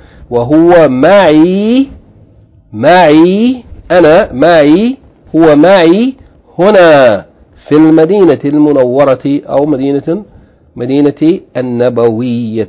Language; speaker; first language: Arabic; non-native, fluent; English